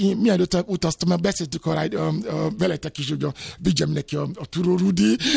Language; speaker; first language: Hungarian; non-native, learner; Yoruba